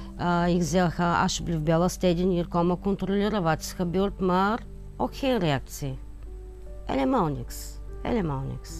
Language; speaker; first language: Dutch; non-native, learner; Bulgarian